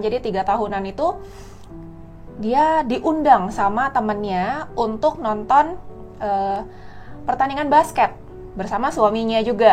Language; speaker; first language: Indonesian; native; Indonesian